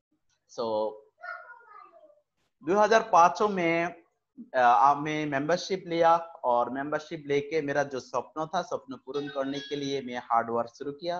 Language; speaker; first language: Hindi; non-native, fluent; Bangla